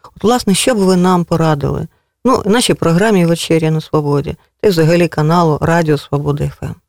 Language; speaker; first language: Ukrainian; native; Ukrainian